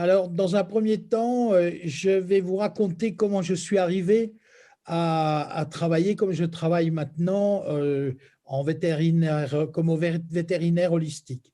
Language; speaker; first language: French; native; French